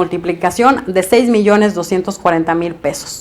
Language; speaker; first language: Spanish; native; Spanish